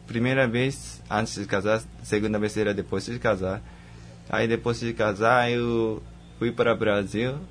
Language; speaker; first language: Portuguese; non-native, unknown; Japanese